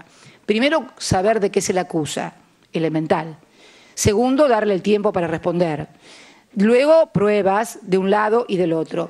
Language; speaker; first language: Spanish; native; Spanish